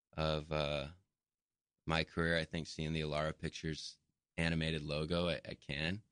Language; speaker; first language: English; native; English